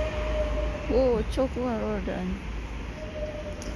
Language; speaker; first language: Turkish; non-native, learner; Indonesian